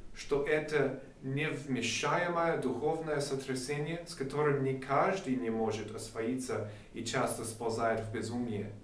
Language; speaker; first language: Russian; non-native, fluent; English